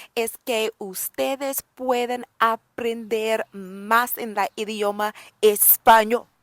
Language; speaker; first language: Spanish; non-native, fluent; English